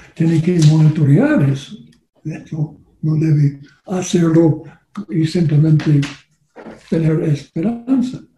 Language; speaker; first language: Spanish; non-native, learner; English